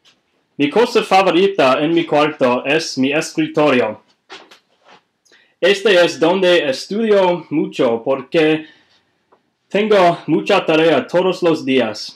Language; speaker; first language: Spanish; non-native, learner; English